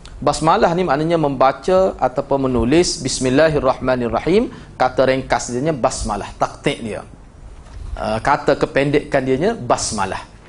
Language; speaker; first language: Malay; native; Malay